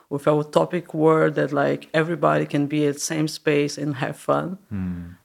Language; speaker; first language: English; non-native, learner; Portuguese